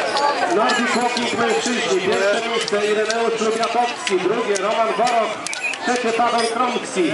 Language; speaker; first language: Polish; native; Polish